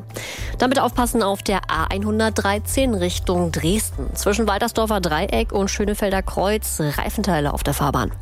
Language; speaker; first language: German; native; German